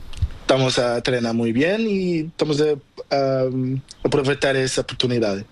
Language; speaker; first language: Spanish; non-native, learner; Portuguese